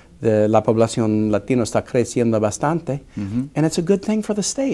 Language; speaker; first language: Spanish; non-native, fluent; English